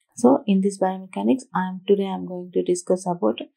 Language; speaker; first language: English; non-native, local second language; Telugu